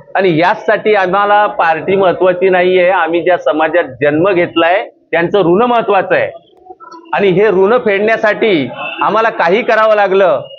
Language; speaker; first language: Marathi; non-native, local second language; Lambadi